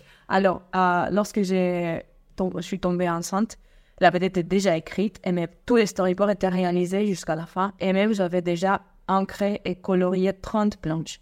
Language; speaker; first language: French; non-native, fluent; Spanish